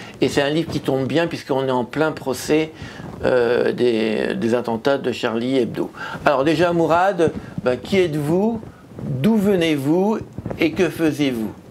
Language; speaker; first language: French; native; French